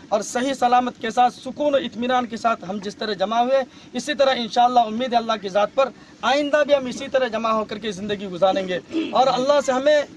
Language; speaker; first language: Urdu; native; Urdu